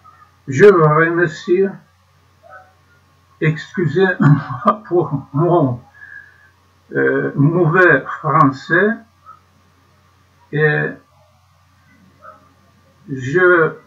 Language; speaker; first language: French; non-native, learner; Ukrainian